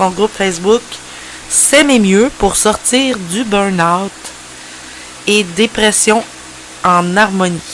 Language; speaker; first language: French; native; French